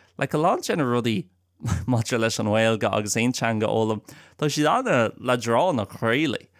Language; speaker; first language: Irish; non-native, local second language; English